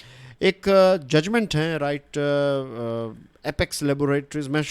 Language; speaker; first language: Hindi; native; Hindi